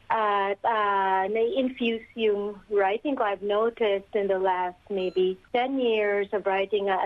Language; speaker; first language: English; non-native, local second language; Filipino